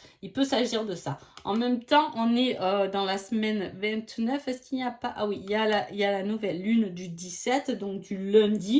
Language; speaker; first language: French; native; French